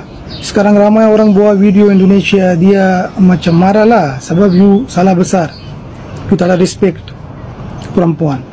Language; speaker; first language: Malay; non-native, fluent; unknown